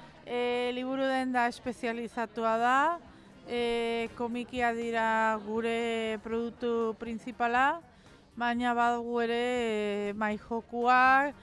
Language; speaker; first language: Basque; non-native, local second language; Spanish